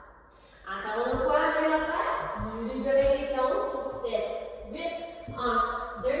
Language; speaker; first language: French; native; French